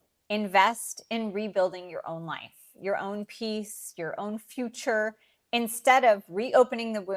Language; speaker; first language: English; native; English